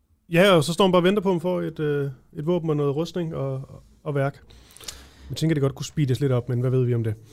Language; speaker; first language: Danish; native; Danish